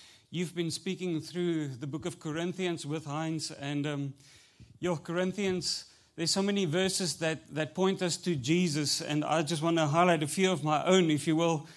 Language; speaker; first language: English; non-native, fluent; Afrikaans